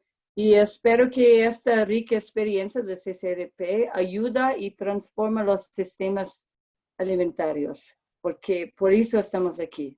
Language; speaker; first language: Spanish; non-native, learner; English